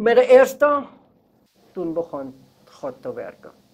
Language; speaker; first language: Dutch; non-native, local second language; Sranan Tongo